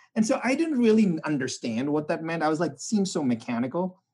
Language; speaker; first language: English; non-native, local second language; Tamil